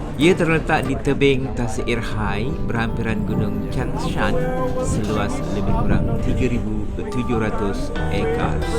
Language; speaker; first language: Malay; native; Malay